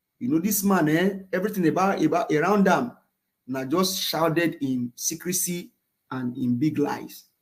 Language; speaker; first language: Nigerian Pidgin; non-native, local second language; Yoruba